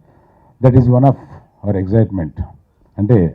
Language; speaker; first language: Telugu; native; Telugu